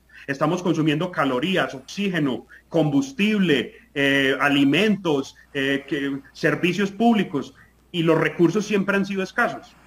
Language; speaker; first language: Spanish; native; Spanish